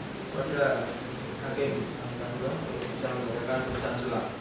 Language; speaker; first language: Indonesian; native; Indonesian